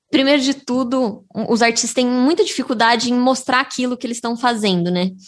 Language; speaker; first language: Portuguese; native; Portuguese